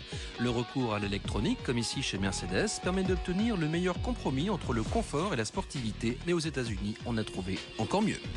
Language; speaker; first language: French; native; French